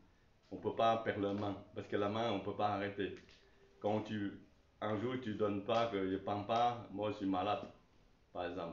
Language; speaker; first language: French; non-native, learner; Chinese